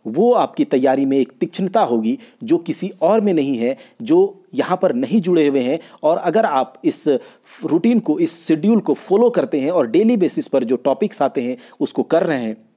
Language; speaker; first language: Hindi; non-native, local second language; Magahi